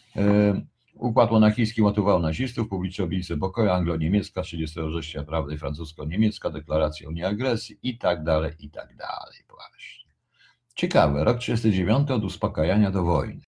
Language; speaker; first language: Polish; native; Polish